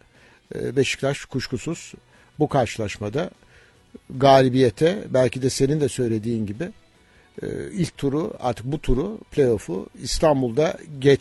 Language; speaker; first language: Turkish; native; Turkish